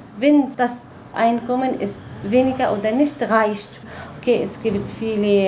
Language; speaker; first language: German; non-native, learner; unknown